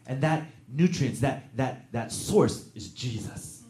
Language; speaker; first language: English; native; English